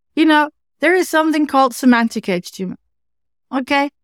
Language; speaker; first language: English; non-native, fluent; Dutch